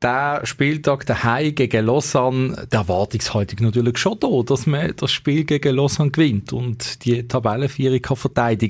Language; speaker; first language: German; native; German